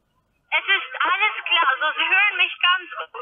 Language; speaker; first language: German; non-native, learner; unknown